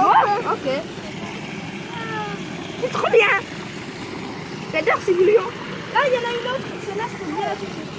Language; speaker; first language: French; native; French